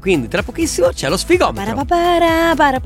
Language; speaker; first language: Italian; native; Italian